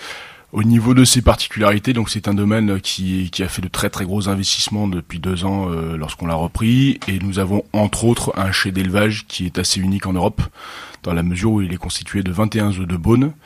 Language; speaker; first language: French; native; French